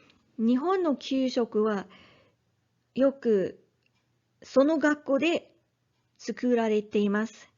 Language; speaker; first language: Japanese; non-native, learner; English